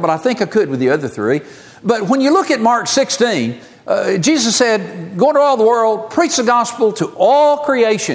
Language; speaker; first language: English; native; English